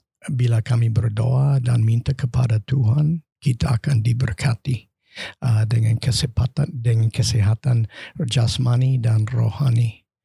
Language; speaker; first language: Indonesian; non-native, fluent; English